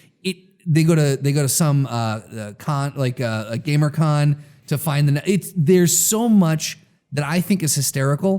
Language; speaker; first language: English; native; English